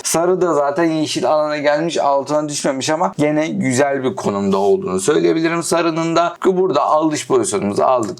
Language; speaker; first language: Turkish; native; Turkish